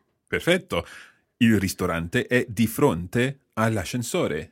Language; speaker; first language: Italian; non-native, fluent; English